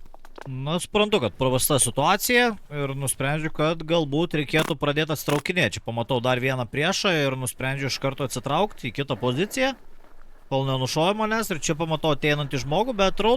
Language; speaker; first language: Lithuanian; native; Lithuanian